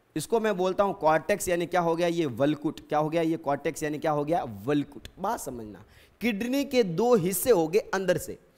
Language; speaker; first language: Hindi; native; Hindi